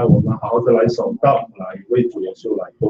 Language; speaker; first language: Chinese; native; Chinese